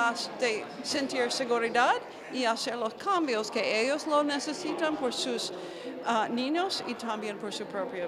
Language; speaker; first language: Spanish; non-native, fluent; English